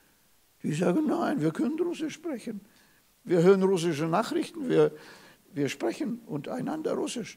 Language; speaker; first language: German; non-native, fluent; Russian